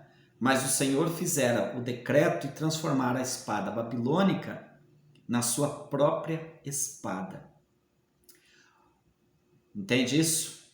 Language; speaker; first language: Portuguese; native; Portuguese